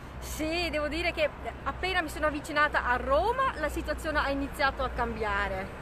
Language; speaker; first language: Italian; non-native, fluent; Dutch